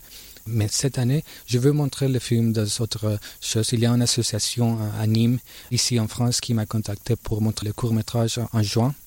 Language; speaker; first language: French; non-native, learner; Spanish